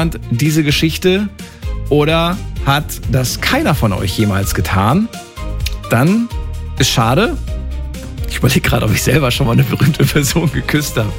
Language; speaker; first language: German; native; German